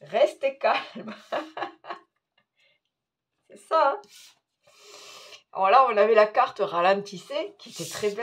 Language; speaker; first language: French; native; French